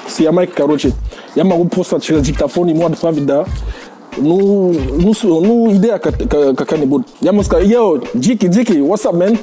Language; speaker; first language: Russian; non-native, fluent; Jamaican Creole English